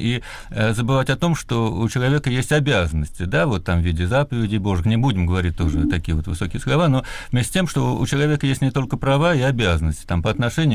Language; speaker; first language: Russian; native; Russian